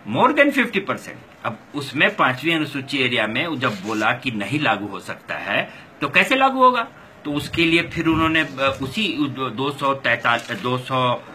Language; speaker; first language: Hindi; non-native, local second language; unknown